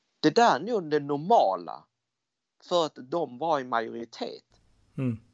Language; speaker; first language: Swedish; early bilingual, other home language; Cantonese